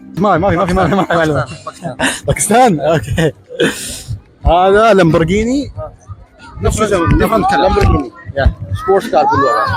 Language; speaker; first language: Arabic; non-native, learner; Urdu